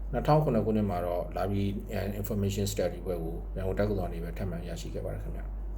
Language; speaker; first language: Burmese; non-native, local second language; Hakha Chin